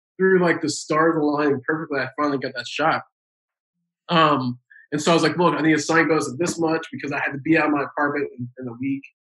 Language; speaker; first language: English; native; English